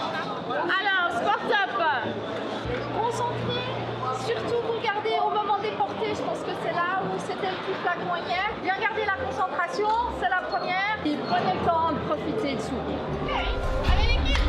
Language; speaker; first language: French; native; French